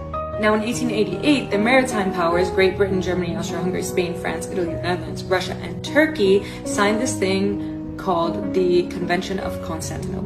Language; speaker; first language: English; native; English